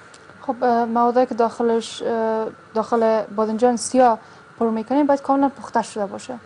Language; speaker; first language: Persian; native; Persian